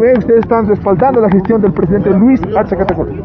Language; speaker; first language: Spanish; native; Spanish